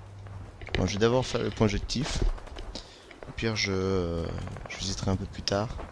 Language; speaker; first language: French; native; French